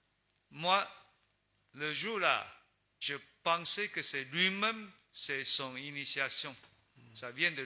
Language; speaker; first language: French; non-native, learner; Chinese